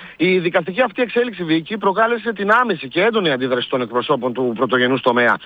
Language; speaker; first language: Greek; native; Greek